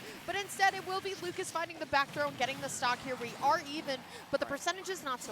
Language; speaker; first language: English; native; English